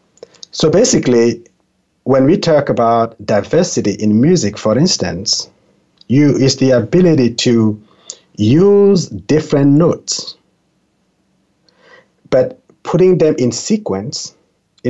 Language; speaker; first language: English; non-native, local second language; French